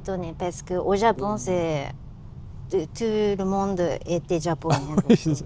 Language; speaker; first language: French; non-native, learner; Japanese